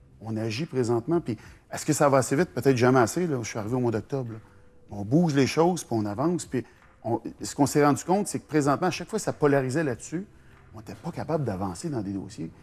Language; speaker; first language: French; native; French